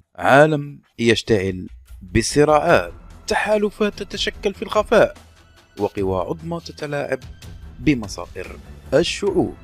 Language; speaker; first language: Arabic; native; Arabic